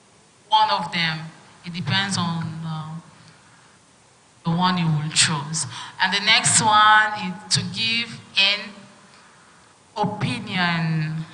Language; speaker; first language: English; non-native, fluent; French